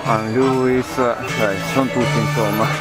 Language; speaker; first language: Japanese; non-native, fluent; Italian